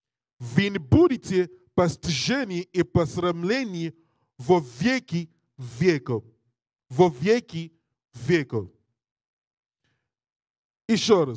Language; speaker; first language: Russian; non-native, learner; English